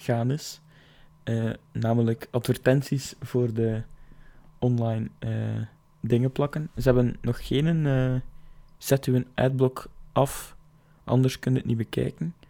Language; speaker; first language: Dutch; native; Dutch